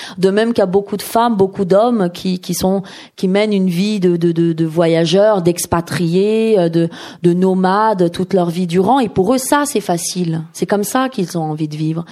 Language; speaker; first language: French; early bilingual, other home language; Persian